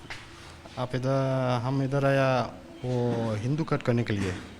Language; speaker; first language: Hindi; non-native, learner; Bangla